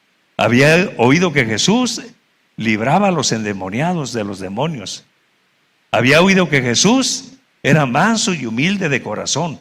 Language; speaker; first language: Spanish; native; Spanish